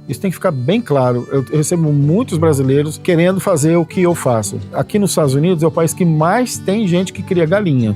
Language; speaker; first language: Portuguese; native; Portuguese